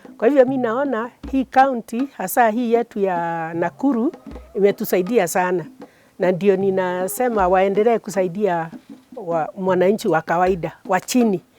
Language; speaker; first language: Swahili; non-native, local second language; Kikuyu